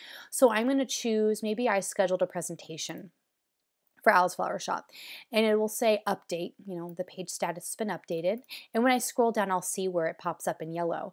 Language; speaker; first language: English; native; English